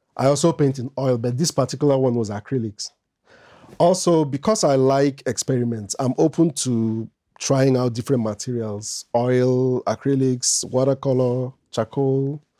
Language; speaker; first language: English; non-native, local second language; Igbo